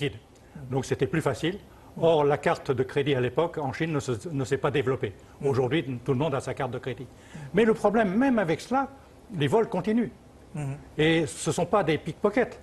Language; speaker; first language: French; early bilingual, other home language; Chinese